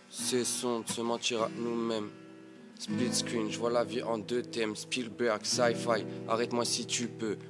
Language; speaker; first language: French; native; French